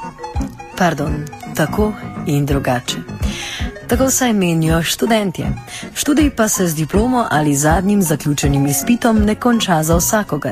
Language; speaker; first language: Slovenian; native; Slovenian